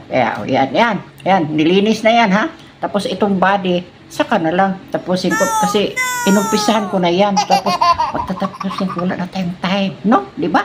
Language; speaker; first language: Filipino; non-native, local second language; Cebuano